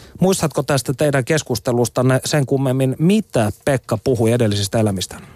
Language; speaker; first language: Finnish; native; Finnish